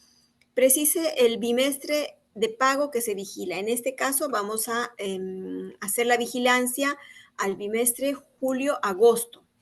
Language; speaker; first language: Spanish; native; Spanish